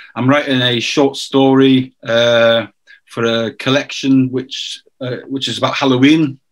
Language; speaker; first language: English; native; English